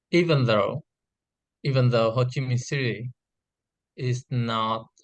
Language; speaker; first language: English; non-native, learner; Vietnamese